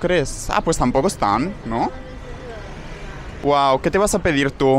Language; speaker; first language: Spanish; native; Spanish